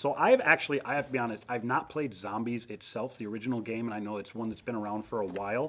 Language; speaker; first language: English; native; English